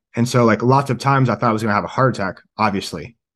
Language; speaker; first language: English; native; English